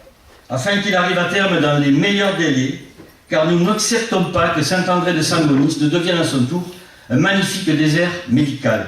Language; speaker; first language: French; native; French